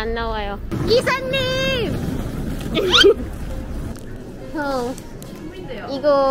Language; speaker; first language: Korean; non-native, learner; Filipino